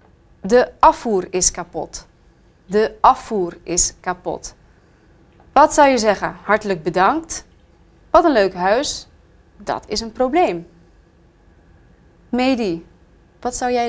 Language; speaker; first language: Dutch; native; Dutch